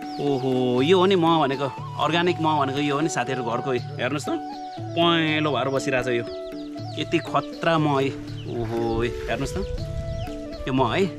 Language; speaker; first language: Nepali; non-native, local second language; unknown